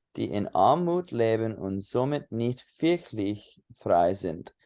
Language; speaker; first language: German; non-native, learner; English